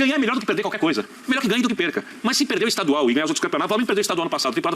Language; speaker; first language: Portuguese; native; Portuguese